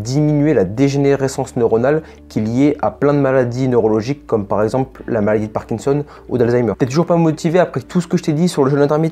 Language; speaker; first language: French; native; French